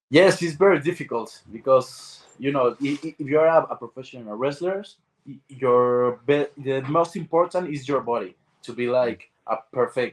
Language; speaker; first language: English; non-native, learner; Spanish